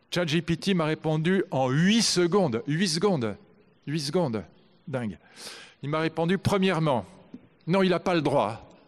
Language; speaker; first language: French; native; French